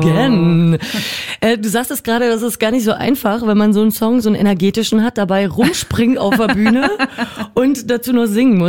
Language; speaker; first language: German; native; German